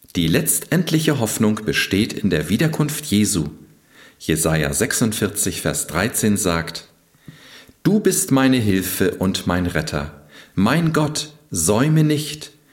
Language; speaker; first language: German; native; German